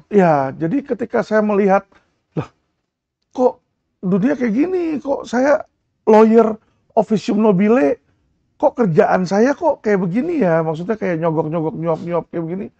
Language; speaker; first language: Indonesian; native; Indonesian